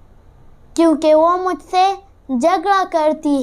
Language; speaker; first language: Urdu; early bilingual, heritage; Urdu